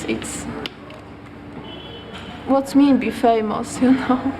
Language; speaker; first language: English; non-native, learner; Polish